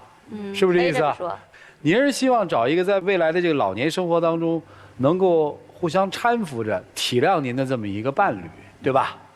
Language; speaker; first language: Chinese; native; Chinese